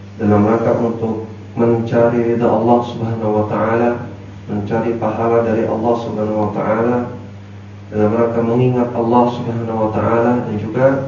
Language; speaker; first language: Indonesian; native; Indonesian